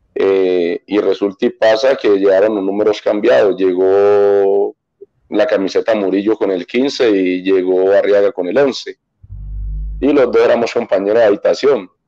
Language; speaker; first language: Spanish; native; Spanish